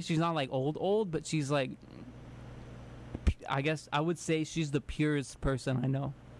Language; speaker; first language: English; early bilingual, other home language; Spanish